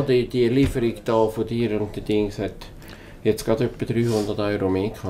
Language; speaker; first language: German; native; German